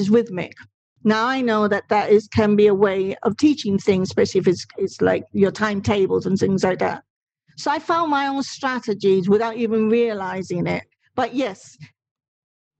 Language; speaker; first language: English; non-native, fluent; Spanish